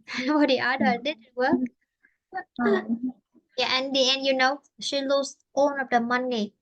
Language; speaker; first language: English; non-native, fluent; Vietnamese